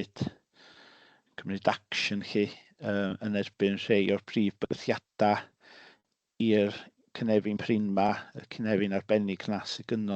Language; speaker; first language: Welsh; native; Welsh